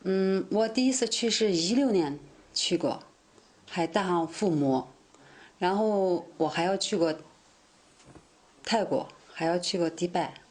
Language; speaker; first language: Chinese; non-native, local second language; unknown